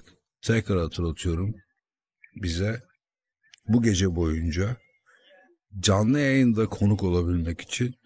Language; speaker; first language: Turkish; native; Turkish